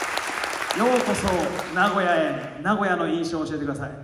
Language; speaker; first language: Japanese; native; Japanese